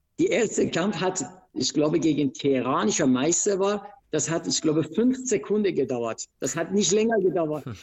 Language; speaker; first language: German; non-native, fluent; Persian